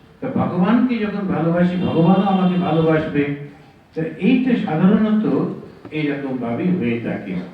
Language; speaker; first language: Bangla; native; Bangla